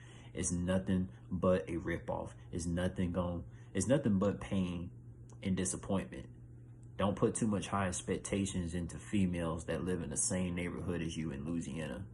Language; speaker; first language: English; native; English